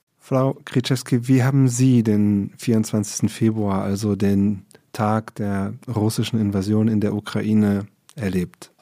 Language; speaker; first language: German; native; German